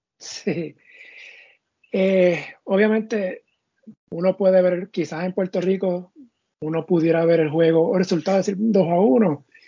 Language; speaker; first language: Spanish; native; Spanish